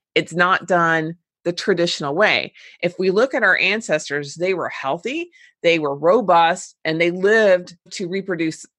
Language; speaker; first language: English; native; English